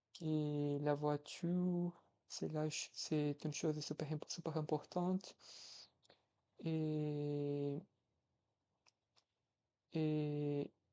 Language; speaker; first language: French; non-native, fluent; Portuguese